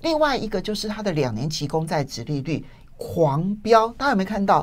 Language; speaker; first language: Chinese; native; Chinese